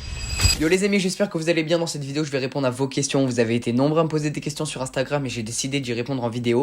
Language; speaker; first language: French; native; French